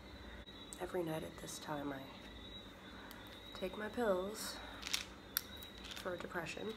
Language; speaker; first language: English; native; English